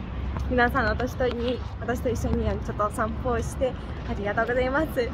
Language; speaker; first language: Japanese; non-native, fluent; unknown